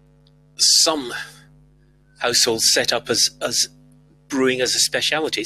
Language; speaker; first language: English; native; English